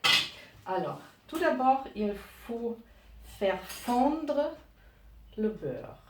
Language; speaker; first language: French; non-native, learner; German